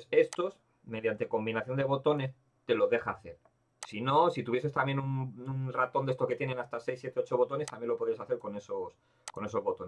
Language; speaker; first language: Spanish; native; Spanish